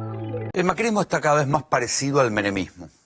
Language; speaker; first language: Spanish; native; Spanish